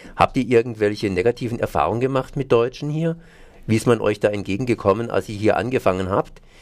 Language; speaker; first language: German; native; German